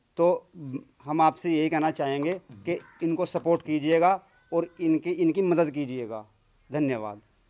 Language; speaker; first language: Hindi; native; Hindi